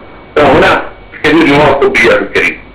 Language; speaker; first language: Arabic; native; Arabic